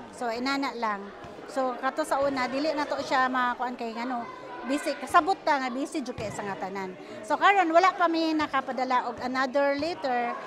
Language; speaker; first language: Cebuano; non-native, local second language; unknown